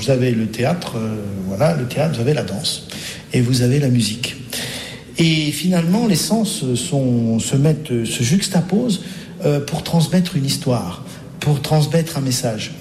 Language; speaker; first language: French; native; French